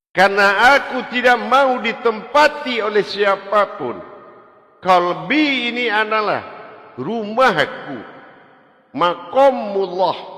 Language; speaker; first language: Malay; non-native, local second language; Javanese